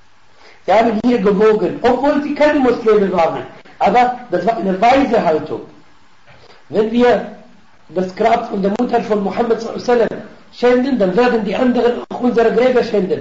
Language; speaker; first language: German; non-native, fluent; Arabic